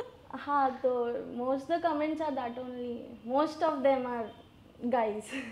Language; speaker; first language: Telugu; non-native, learner; Gujarati